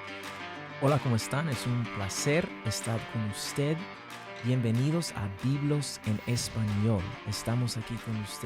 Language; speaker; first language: Spanish; early bilingual, heritage; English